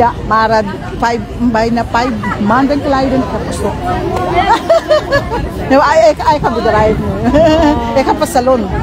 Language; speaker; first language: Dutch; non-native, learner; Filipino